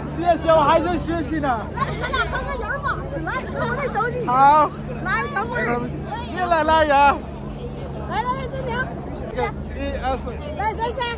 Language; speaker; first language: Chinese; non-native, learner; Bangla